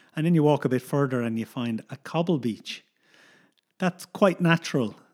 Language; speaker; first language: English; native; English